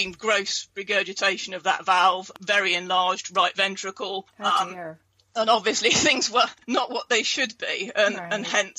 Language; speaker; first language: English; native; English